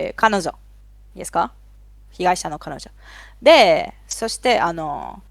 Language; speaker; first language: Japanese; non-native, fluent; Spanish